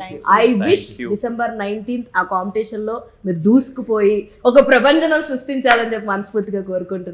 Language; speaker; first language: Telugu; native; Telugu